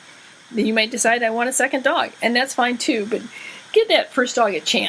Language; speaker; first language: English; native; English